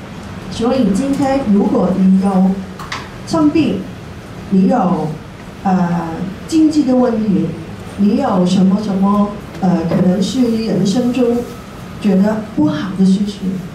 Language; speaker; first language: Chinese; non-native, local second language; Cantonese